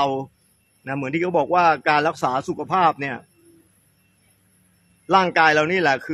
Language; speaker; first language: Thai; native; Thai